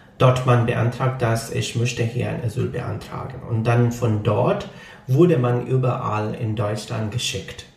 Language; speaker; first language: German; non-native, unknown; Punjabi